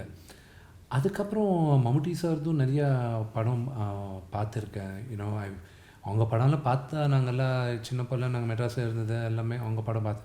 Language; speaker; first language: Tamil; non-native, local second language; Telugu